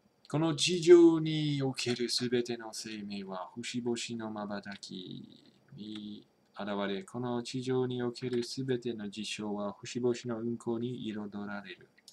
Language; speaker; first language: Japanese; non-native, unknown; English